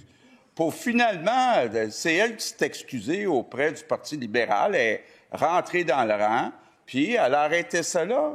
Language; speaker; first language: French; native; French